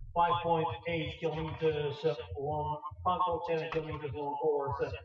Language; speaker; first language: English; non-native, fluent; Finnish